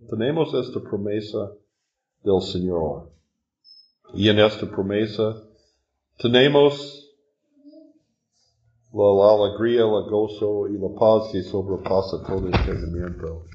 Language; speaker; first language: Spanish; non-native, learner; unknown